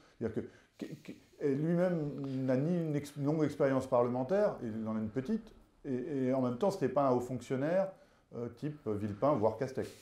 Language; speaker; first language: French; native; French